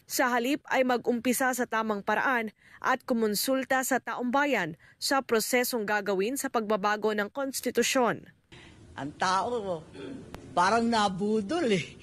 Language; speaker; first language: Filipino; native; Filipino